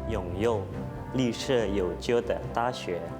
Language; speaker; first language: Chinese; non-native, learner; Indonesian